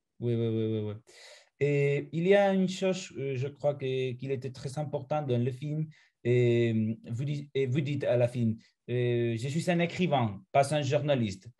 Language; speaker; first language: French; non-native, fluent; Spanish